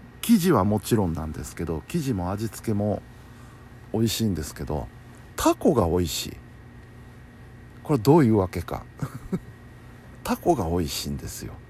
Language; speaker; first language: Japanese; native; Japanese